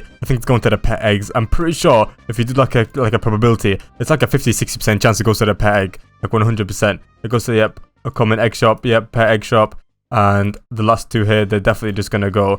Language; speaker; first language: English; native; English